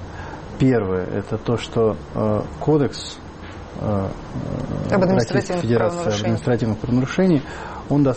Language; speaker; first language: Russian; native; Russian